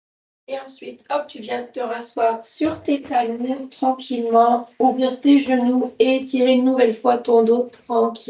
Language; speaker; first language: French; native; French